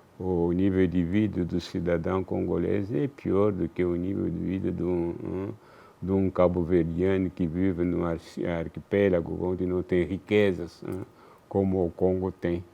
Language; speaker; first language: Portuguese; non-native, fluent; Luba-Lulua